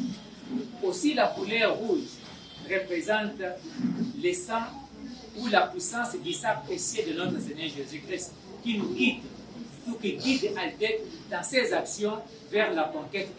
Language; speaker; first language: French; non-native, local second language; Lingala